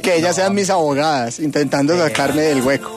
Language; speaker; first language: Spanish; native; Spanish